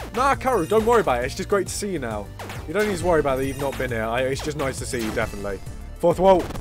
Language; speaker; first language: English; native; English